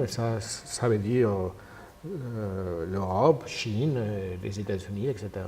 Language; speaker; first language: French; non-native, fluent; Spanish